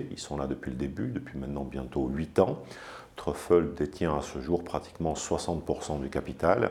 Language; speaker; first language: French; native; French